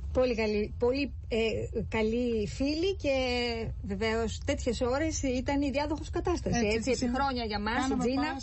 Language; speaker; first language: Greek; native; Greek